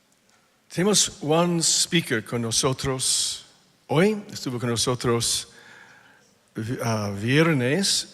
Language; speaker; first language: Spanish; non-native, fluent; English